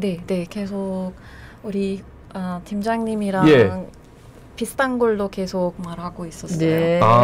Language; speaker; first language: Korean; non-native, fluent; Persian